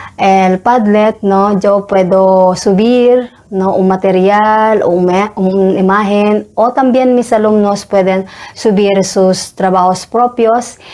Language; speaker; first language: Spanish; non-native, fluent; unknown